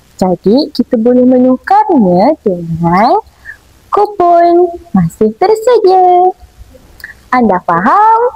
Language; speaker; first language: Malay; native; Malay